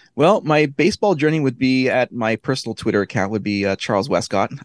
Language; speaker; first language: English; native; English